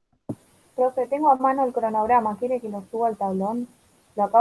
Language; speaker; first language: Spanish; native; Spanish